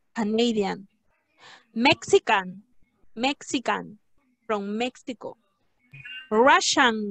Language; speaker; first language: English; non-native, fluent; Spanish